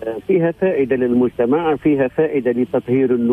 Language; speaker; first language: Arabic; native; Arabic